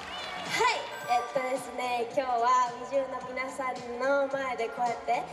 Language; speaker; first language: Japanese; native; Japanese